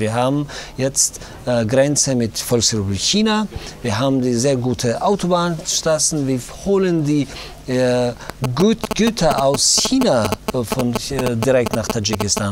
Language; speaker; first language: German; non-native, learner; Tajik